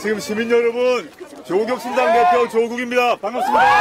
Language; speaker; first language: Korean; native; Korean